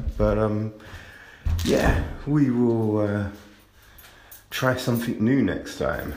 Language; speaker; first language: English; native; English